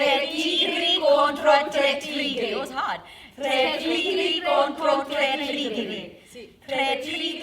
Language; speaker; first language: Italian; non-native, learner; English